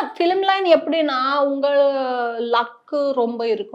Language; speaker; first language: Tamil; non-native, learner; Malayalam